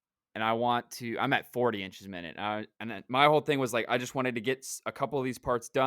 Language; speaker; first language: English; native; English